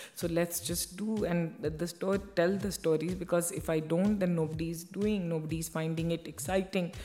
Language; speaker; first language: English; non-native, local second language; Hindi